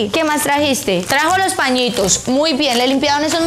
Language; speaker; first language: Spanish; native; Spanish